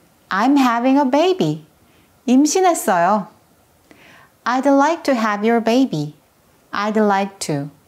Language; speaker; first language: English; non-native, fluent; Korean